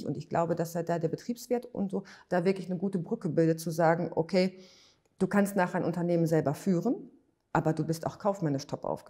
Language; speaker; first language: German; native; German